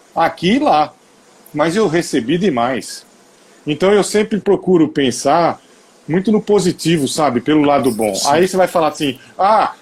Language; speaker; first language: Portuguese; native; Portuguese